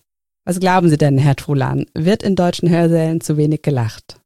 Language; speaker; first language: German; native; German